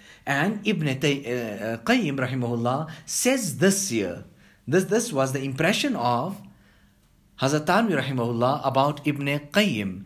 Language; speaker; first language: English; native; English